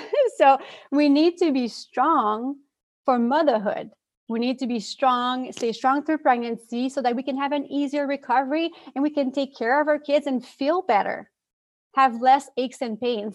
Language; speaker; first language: English; non-native, fluent; French